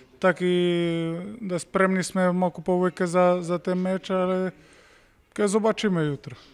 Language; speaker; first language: Macedonian; non-native, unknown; Spanish